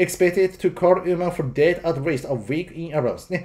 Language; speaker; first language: English; non-native, fluent; Japanese